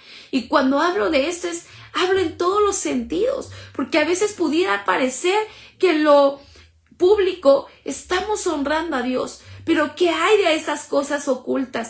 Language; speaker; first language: Spanish; native; Spanish